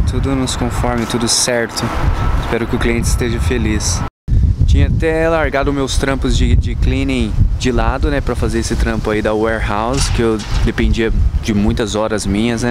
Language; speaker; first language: Portuguese; native; Portuguese